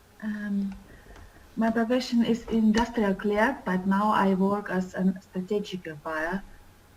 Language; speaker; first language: English; non-native, learner; Russian